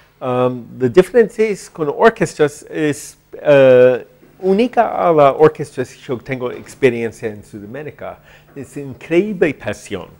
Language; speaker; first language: Spanish; non-native, learner; English